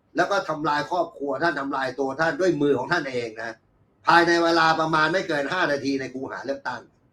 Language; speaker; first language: Thai; native; Thai